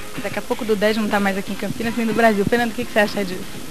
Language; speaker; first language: Portuguese; native; Portuguese